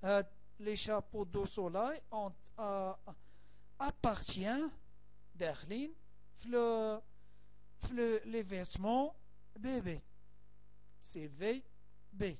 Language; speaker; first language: French; non-native, local second language; Arabic